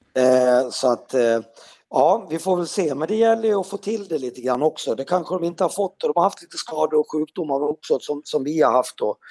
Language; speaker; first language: Swedish; native; Swedish